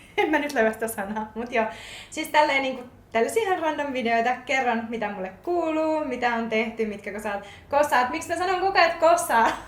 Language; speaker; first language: Finnish; native; Finnish